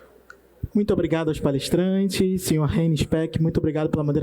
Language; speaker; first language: Portuguese; native; Portuguese